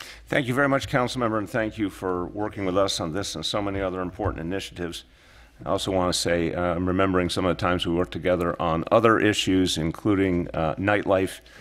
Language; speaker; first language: English; native; English